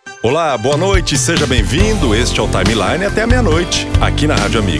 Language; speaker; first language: Portuguese; native; Portuguese